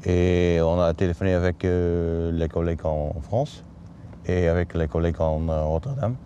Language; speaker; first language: French; non-native, learner; Dutch